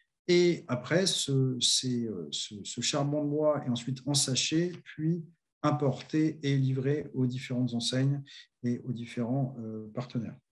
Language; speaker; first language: French; native; French